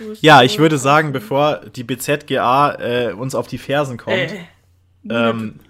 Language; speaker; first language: German; native; German